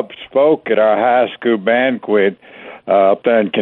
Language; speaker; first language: English; native; English